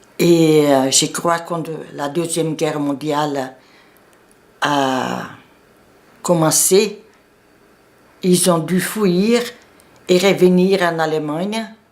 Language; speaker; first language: French; non-native, fluent; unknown